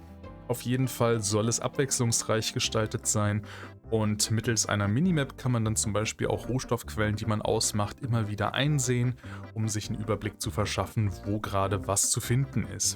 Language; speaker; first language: German; native; German